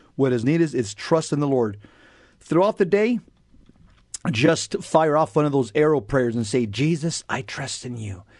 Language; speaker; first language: English; early bilingual, other home language; Spanish